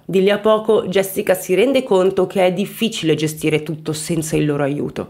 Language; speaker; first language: Italian; native; Italian